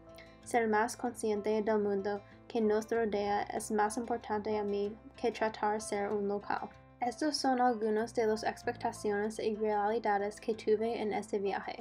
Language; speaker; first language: Spanish; non-native, learner; English